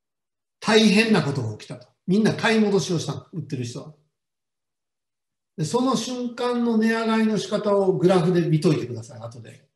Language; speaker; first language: Japanese; native; Japanese